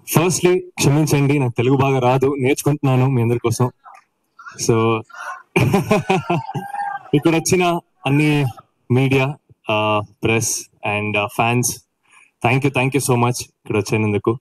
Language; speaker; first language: Telugu; non-native, learner; Kannada